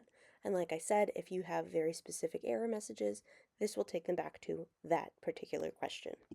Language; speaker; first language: English; native; English